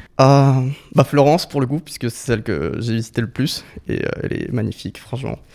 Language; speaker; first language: French; non-native, fluent; Spanish